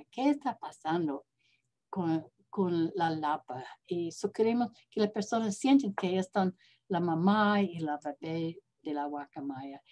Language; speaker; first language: Spanish; non-native, learner; English